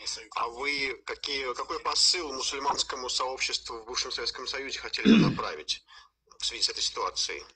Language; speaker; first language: Russian; native; Russian